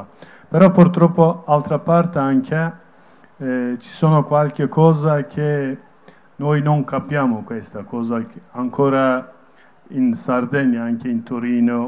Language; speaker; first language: Italian; non-native, learner; Kurdish